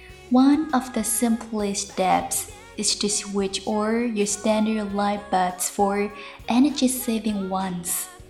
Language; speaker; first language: English; non-native, fluent; Chinese